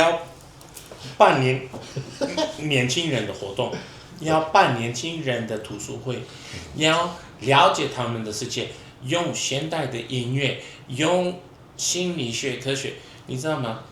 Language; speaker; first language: Chinese; non-native, fluent; English